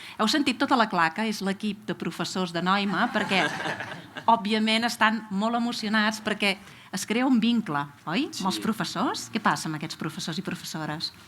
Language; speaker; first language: Catalan; native; Catalan